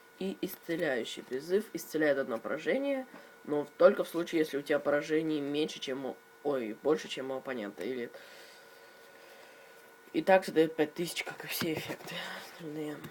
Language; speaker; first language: Russian; native; Russian